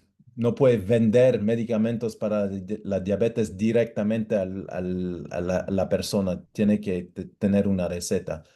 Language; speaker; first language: Spanish; non-native, fluent; English